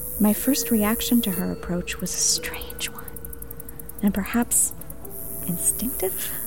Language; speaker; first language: English; native; English